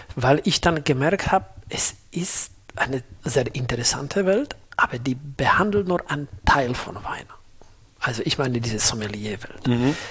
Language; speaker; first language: German; non-native, fluent; Slovak